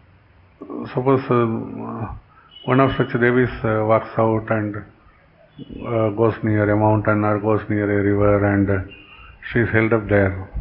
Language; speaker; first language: English; non-native, local second language; Kannada